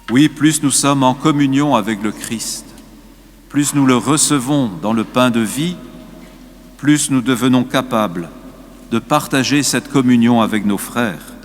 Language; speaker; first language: French; native; French